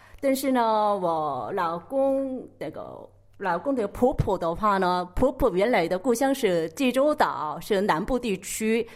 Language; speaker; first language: Chinese; non-native, fluent; Korean